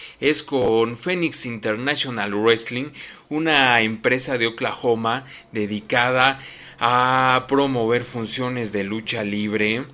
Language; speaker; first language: Spanish; native; Spanish